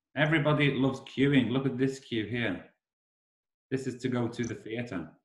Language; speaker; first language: English; native; English